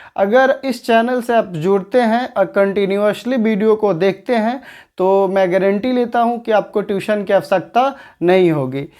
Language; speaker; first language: Hindi; native; Hindi